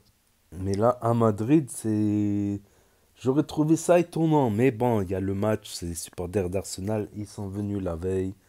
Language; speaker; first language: French; native; French